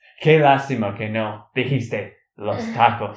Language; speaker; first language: Spanish; non-native, learner; English